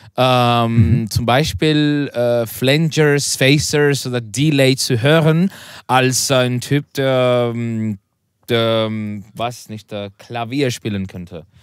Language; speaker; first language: German; non-native, learner; Spanish